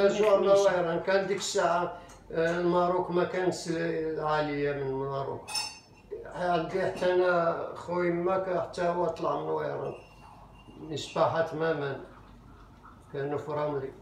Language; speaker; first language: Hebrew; non-native, fluent; Arabic